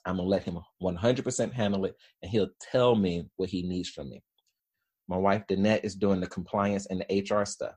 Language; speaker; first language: English; native; English